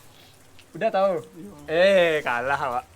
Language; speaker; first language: Indonesian; native; Indonesian